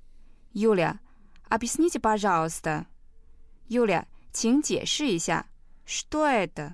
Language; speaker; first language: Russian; non-native, fluent; Chinese